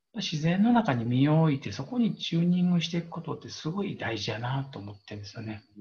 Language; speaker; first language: Japanese; native; Japanese